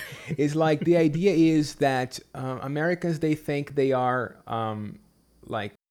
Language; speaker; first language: English; non-native, fluent; Portuguese